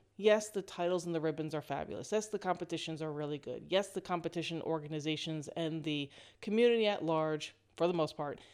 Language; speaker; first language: English; native; English